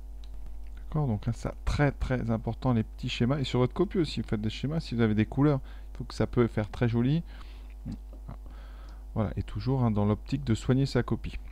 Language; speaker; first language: French; native; French